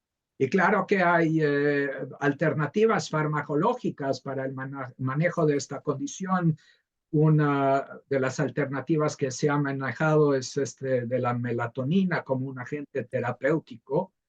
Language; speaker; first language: Spanish; native; Spanish